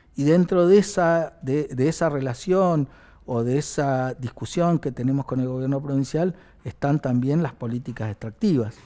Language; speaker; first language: Spanish; native; Spanish